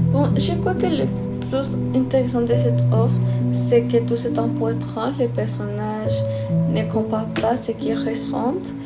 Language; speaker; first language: French; non-native, fluent; Spanish